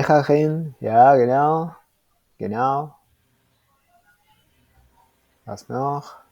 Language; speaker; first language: German; non-native, fluent; Spanish